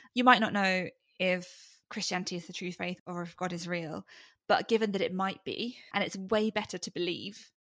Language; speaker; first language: English; native; English